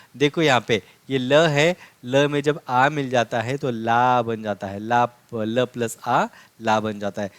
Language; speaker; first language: Hindi; non-native, local second language; Marathi